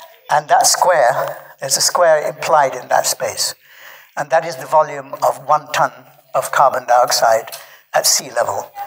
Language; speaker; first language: English; non-native, local second language; Marathi